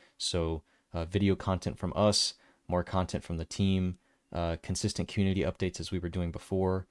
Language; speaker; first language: English; native; English